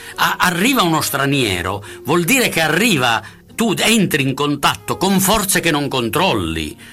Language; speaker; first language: Italian; native; Italian